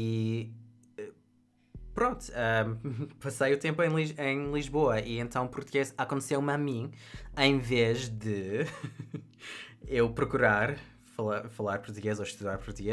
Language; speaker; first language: Portuguese; non-native, fluent; English